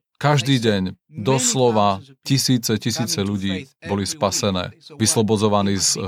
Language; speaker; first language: Slovak; non-native, fluent; Spanish